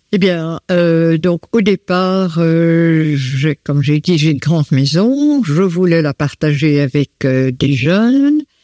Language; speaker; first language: French; native; French